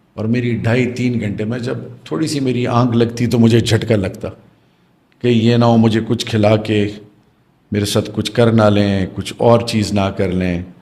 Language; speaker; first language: Urdu; non-native, local second language; Pashto